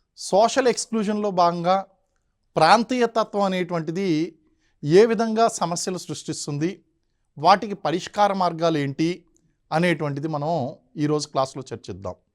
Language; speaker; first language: Telugu; native; Telugu